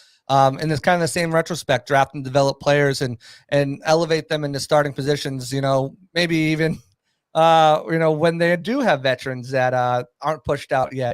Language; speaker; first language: English; native; English